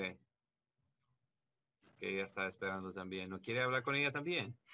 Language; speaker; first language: Spanish; non-native, learner; English